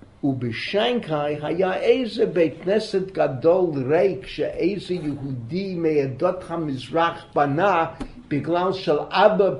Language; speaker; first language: Hebrew; non-native, fluent; English